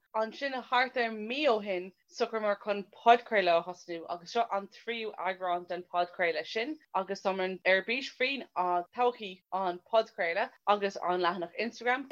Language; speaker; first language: Irish; non-native, local second language; English